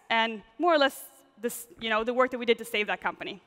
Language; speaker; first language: English; non-native, fluent; Swedish